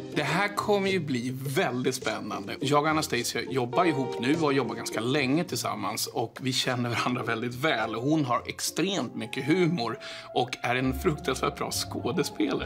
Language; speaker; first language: Swedish; native; Swedish